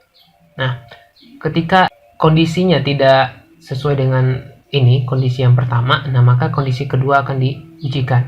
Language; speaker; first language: Indonesian; native; Indonesian